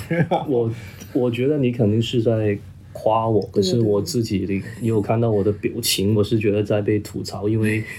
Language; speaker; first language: Chinese; non-native, local second language; Cantonese